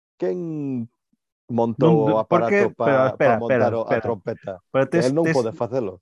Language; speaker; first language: Galician; non-native, local second language; Spanish